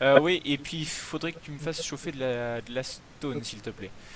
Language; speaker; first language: French; native; French